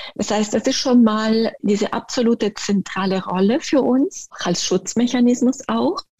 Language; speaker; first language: German; non-native, fluent; Italian